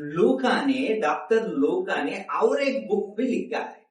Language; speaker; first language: Hindi; non-native, local second language; Telugu